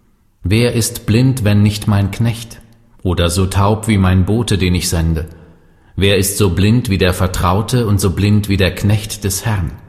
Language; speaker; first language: German; native; German